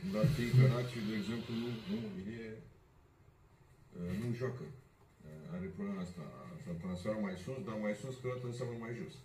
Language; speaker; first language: Romanian; native; Romanian